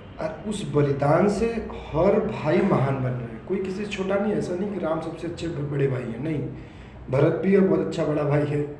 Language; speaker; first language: Hindi; native; Hindi